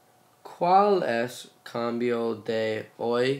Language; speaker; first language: Spanish; non-native, learner; English